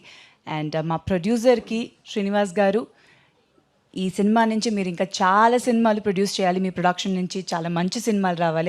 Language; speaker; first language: Telugu; non-native, local second language; Tamil